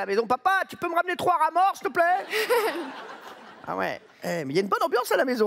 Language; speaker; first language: French; native; French